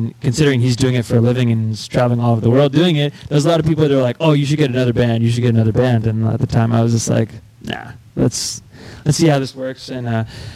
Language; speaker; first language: English; native; English